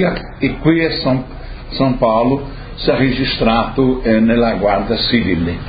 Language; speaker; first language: Italian; early bilingual, heritage; Portuguese